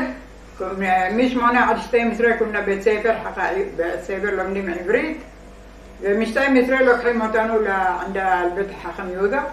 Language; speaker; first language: Hebrew; non-native, fluent; Arabic